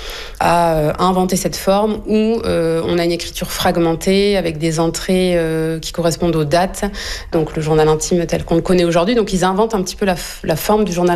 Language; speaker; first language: French; native; French